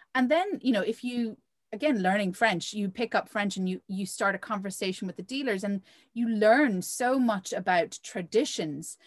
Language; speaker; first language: English; native; English